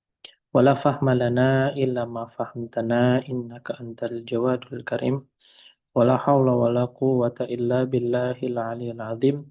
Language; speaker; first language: Arabic; non-native, fluent; Indonesian